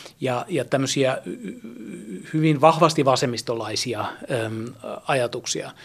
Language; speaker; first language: Finnish; early bilingual, heritage; German